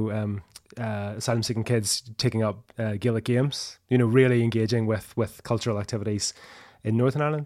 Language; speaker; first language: English; native; English